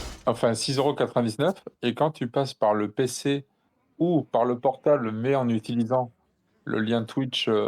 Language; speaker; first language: French; native; French